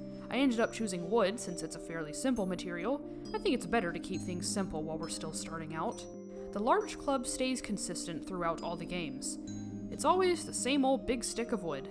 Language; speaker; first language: English; native; English